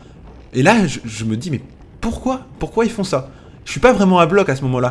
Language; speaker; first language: French; native; French